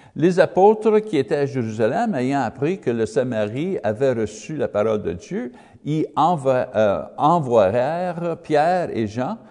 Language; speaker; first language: French; non-native, learner; English